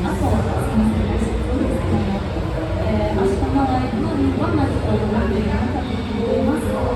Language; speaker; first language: Japanese; non-native, fluent; Portuguese